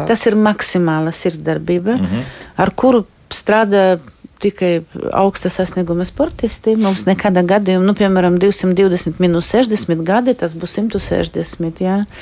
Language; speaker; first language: Latvian; non-native, local second language; Russian